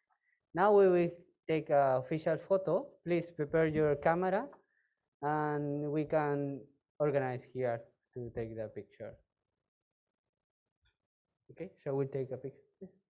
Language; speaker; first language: English; non-native, fluent; Spanish